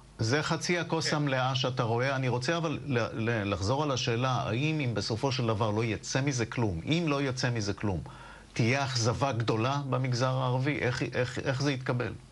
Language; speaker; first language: Hebrew; native; Hebrew